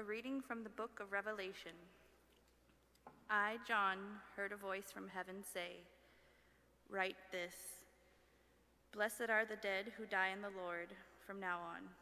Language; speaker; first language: English; early bilingual, other home language; French